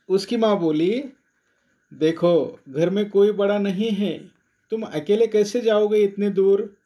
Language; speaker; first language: Hindi; non-native, local second language; Marathi